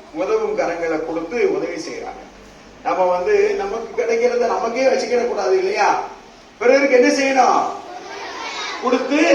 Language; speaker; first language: Tamil; native; Tamil